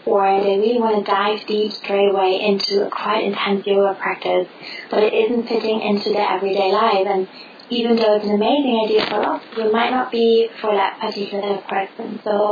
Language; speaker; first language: English; non-native, fluent; German